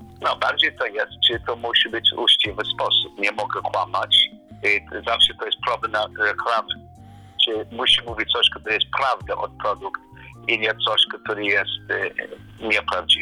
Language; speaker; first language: Polish; non-native, learner; English